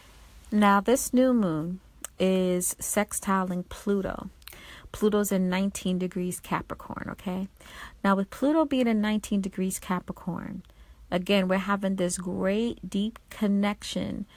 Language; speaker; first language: English; native; English